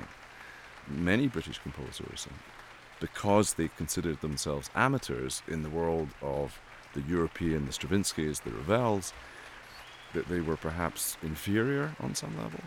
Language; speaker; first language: English; native; English